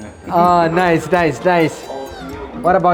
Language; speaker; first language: English; non-native, learner; Amharic